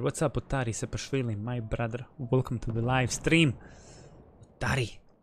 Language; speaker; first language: English; non-native, fluent; Bosnian